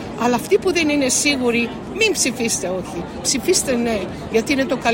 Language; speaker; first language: Greek; early bilingual, heritage; Greek